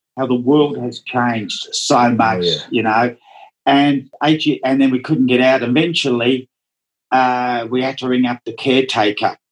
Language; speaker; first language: English; non-native, local second language; Dutch